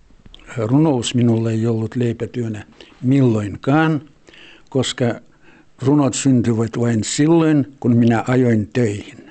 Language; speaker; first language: Finnish; early bilingual, heritage; Finnish